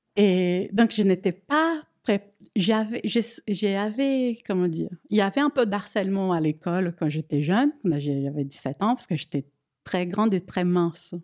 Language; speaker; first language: French; non-native, fluent; Portuguese